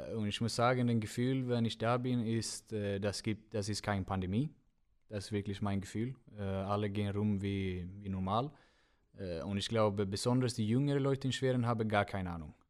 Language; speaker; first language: German; non-native, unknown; Swedish